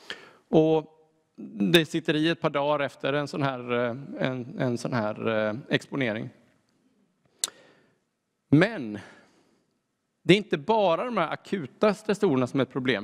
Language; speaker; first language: Swedish; native; Swedish